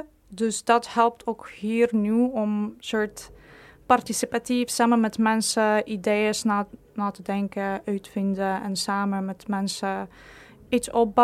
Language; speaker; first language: Dutch; non-native, fluent; Ukrainian